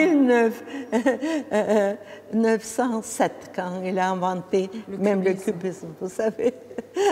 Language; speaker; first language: French; non-native, fluent; Russian